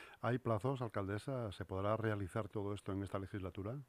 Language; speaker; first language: Spanish; native; Spanish